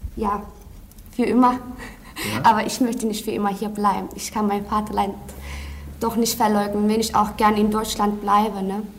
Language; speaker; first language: German; early bilingual, other home language; Turkish